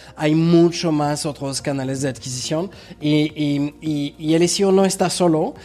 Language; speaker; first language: Spanish; non-native, fluent; French